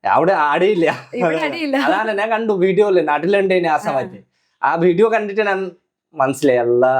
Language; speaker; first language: Malayalam; non-native, local second language; Bangla